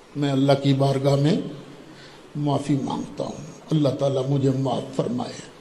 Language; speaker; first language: Urdu; non-native, local second language; Punjabi